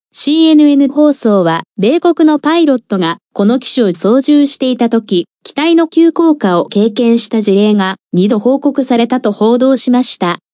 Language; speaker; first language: Japanese; non-native, fluent; Korean